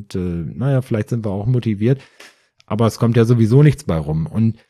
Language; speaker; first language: German; native; German